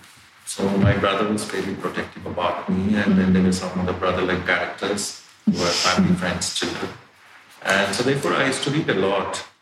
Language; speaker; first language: English; non-native, local second language; Telugu